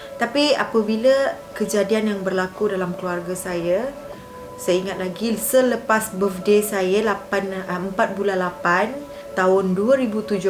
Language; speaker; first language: Malay; non-native, local second language; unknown